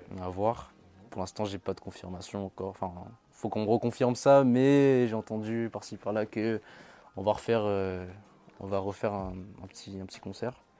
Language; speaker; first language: French; non-native, local second language; Malagasy